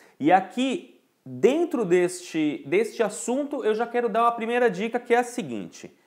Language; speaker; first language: Portuguese; native; Portuguese